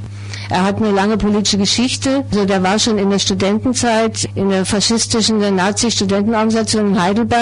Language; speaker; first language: German; native; German